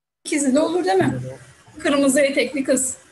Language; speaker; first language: Turkish; native; Turkish